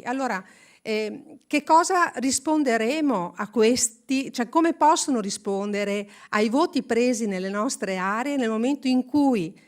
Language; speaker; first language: Italian; native; Italian